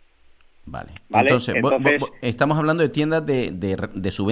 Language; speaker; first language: Spanish; native; Spanish